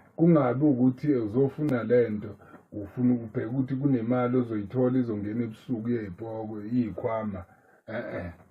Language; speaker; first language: Zulu; native; Zulu